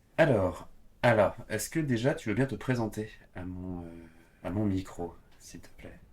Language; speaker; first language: French; native; French